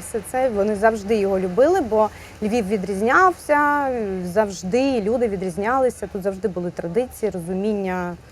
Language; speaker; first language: Ukrainian; non-native, local second language; Russian